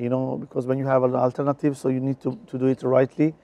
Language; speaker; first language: English; non-native, fluent; Turkish